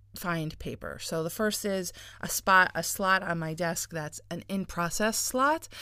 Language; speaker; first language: English; native; English